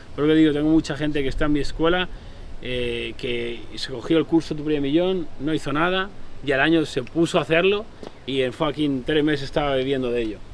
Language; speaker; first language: Spanish; native; Spanish